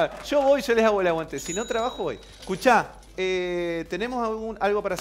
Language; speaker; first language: Spanish; native; Spanish